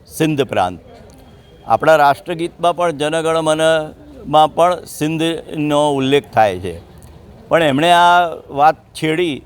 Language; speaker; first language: Gujarati; non-native, local second language; Sindhi